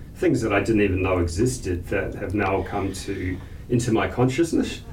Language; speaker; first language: English; native; English